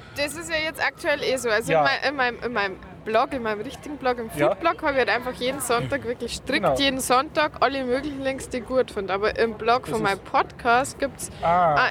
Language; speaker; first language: German; native; German